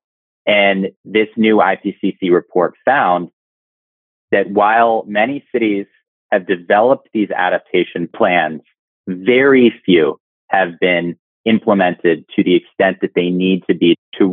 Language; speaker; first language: English; native; English